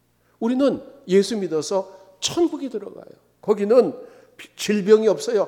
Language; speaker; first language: Korean; native; Korean